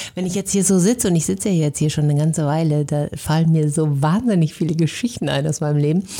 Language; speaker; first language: German; native; German